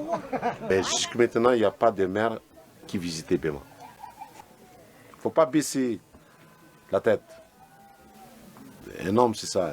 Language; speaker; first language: French; non-native, local second language; Malagasy